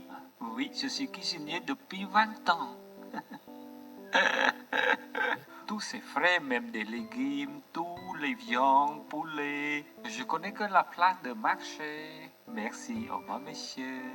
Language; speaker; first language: French; non-native, learner; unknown